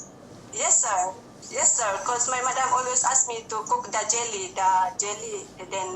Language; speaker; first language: English; non-native, learner; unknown